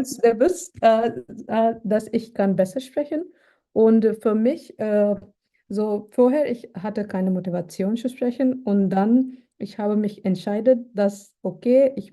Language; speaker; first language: German; non-native, learner; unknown